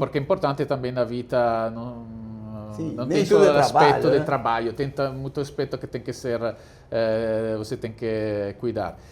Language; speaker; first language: Portuguese; non-native, fluent; Italian